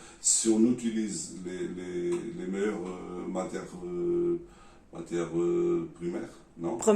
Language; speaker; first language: French; non-native, learner; Portuguese